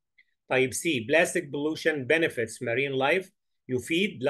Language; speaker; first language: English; non-native, fluent; Arabic